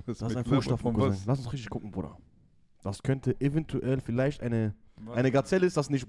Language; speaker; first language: German; native; German